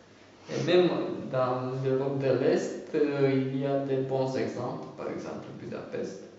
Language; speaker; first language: French; non-native, fluent; Romanian